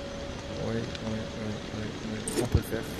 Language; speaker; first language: French; native; French